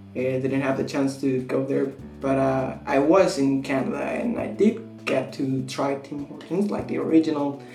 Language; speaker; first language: English; non-native, fluent; Spanish